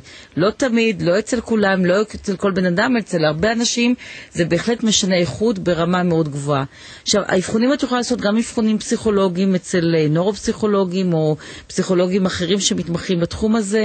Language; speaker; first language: Hebrew; native; Hebrew